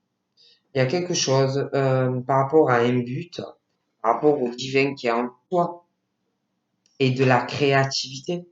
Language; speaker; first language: French; native; French